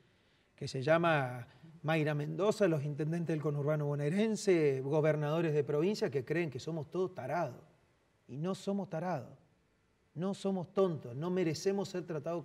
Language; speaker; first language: Spanish; native; Spanish